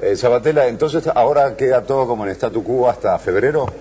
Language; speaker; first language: Spanish; native; Spanish